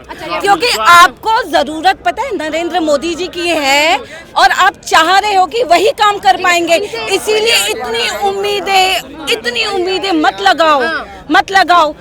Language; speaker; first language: Hindi; native; Hindi